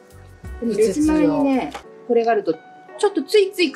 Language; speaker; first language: Japanese; native; Japanese